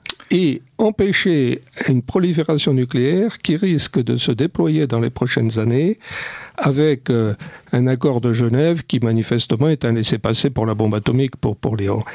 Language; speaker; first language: French; native; French